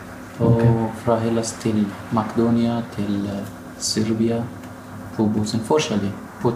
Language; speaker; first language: Norwegian; non-native, learner; Kurdish